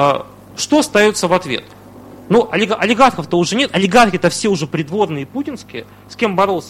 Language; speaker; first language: Russian; native; Russian